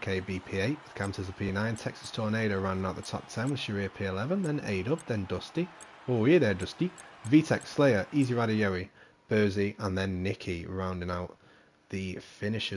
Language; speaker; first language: English; native; English